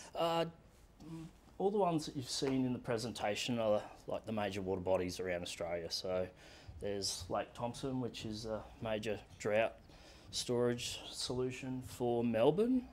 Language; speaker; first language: English; native; English